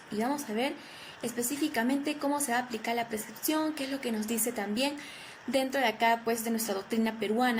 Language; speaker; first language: Spanish; native; Spanish